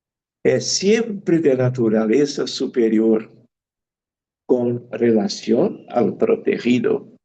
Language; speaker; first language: Spanish; non-native, fluent; Portuguese